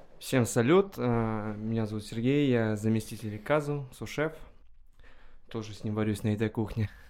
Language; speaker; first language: Russian; native; Russian